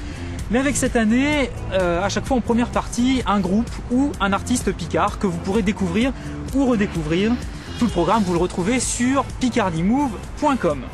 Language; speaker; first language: French; native; French